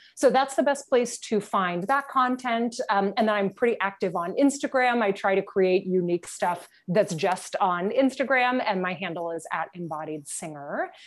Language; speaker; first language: English; native; English